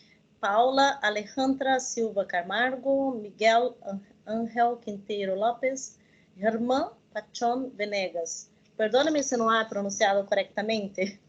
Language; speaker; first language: Spanish; non-native, learner; Portuguese